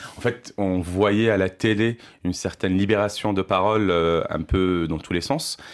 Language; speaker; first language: French; non-native, local second language; Arabic